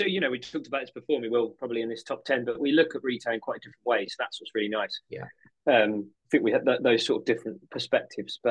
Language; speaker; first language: English; native; English